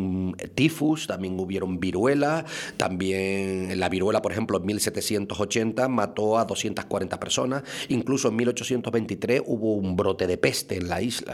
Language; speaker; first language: Spanish; native; Spanish